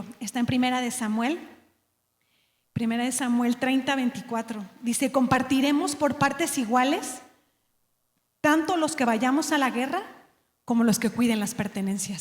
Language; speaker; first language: Spanish; native; Spanish